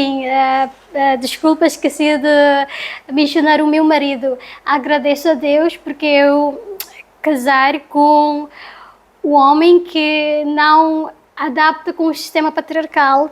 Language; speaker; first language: Portuguese; non-native, learner; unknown